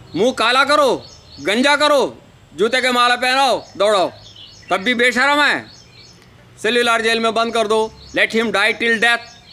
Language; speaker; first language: Hindi; non-native, local second language; Telugu